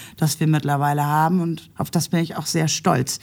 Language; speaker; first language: German; native; German